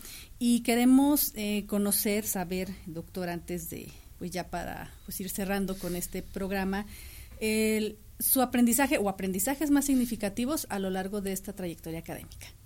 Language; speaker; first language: Spanish; native; Spanish